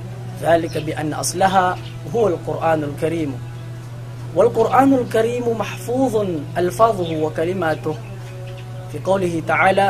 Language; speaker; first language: Arabic; non-native, learner; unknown